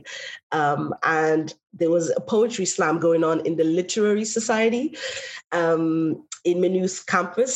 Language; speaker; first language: English; native; English